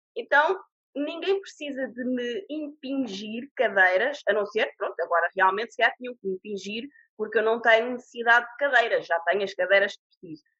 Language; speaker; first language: Portuguese; native; Portuguese